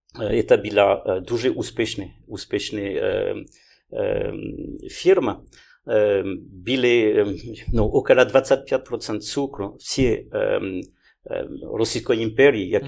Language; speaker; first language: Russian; non-native, learner; French